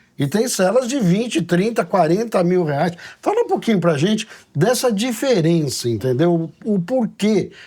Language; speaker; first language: Portuguese; native; Portuguese